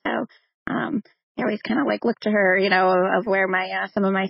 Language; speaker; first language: English; native; English